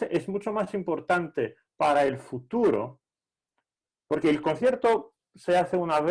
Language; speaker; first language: Spanish; non-native, fluent; Greek